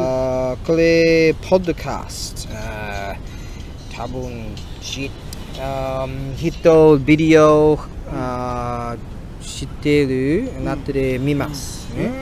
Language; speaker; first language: Japanese; non-native, learner; English